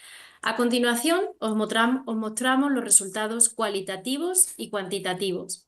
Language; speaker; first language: Spanish; native; Spanish